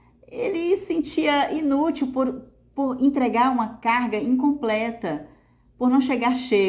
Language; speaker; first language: Portuguese; native; Portuguese